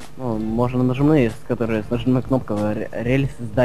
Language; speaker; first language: Russian; native; Russian